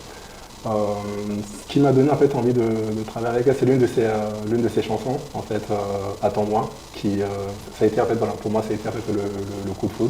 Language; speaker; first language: French; native; French